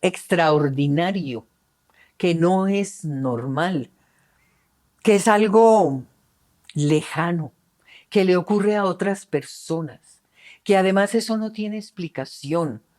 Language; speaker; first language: Spanish; native; Spanish